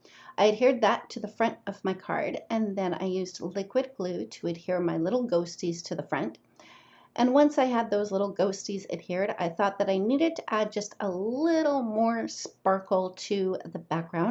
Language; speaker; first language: English; native; English